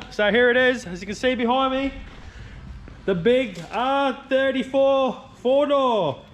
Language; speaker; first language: English; native; English